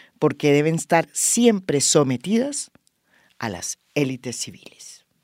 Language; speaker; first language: Spanish; native; Spanish